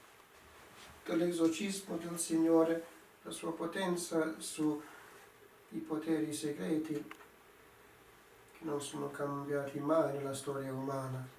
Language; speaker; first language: Italian; non-native, fluent; English